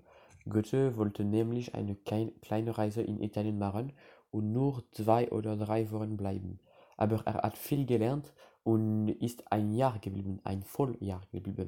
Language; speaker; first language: German; non-native, learner; French